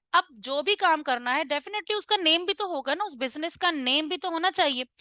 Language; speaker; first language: Urdu; non-native, local second language; Punjabi